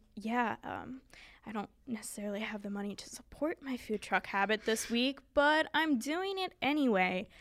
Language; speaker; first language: English; native; English